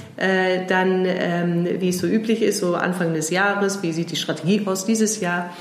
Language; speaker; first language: German; early bilingual, heritage; German